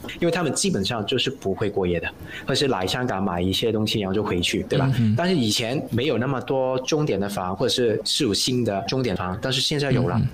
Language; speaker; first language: Chinese; non-native, local second language; Cantonese